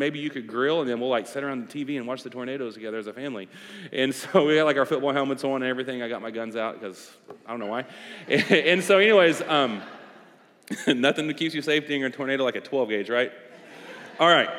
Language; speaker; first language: English; native; English